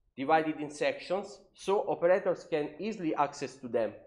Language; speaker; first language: English; non-native, learner; Italian